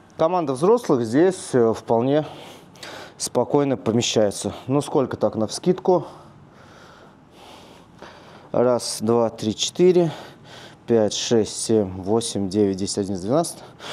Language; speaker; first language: Russian; native; Russian